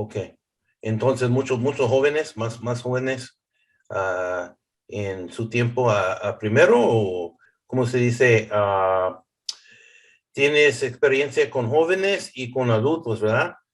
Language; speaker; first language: Spanish; early bilingual, heritage; English